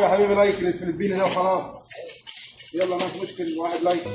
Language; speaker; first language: Arabic; native; Arabic